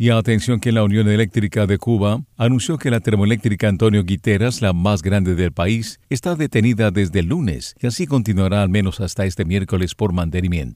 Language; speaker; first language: Spanish; native; Spanish